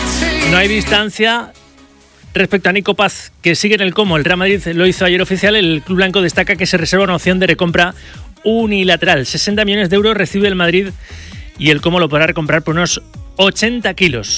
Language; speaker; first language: Spanish; native; Spanish